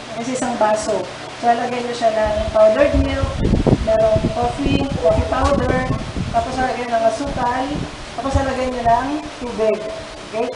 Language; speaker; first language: Filipino; native; Filipino